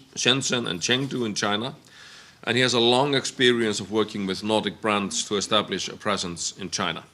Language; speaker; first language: English; non-native, fluent; Icelandic